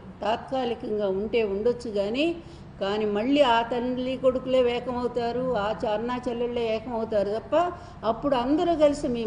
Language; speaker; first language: Telugu; native; Telugu